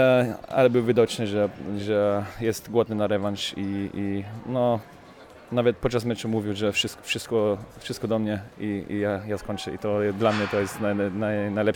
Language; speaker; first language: Polish; non-native, fluent; German